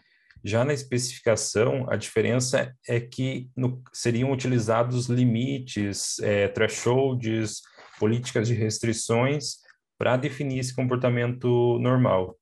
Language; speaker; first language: Portuguese; native; Portuguese